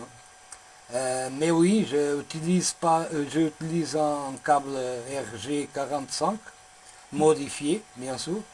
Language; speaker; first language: French; non-native, learner; Portuguese